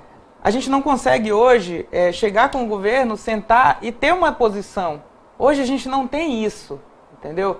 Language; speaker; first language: Portuguese; native; Portuguese